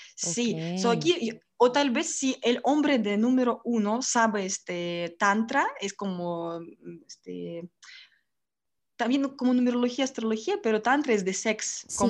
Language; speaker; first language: Spanish; non-native, learner; Russian